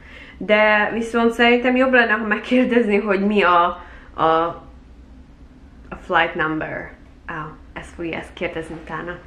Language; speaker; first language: Hungarian; early bilingual, heritage; Hungarian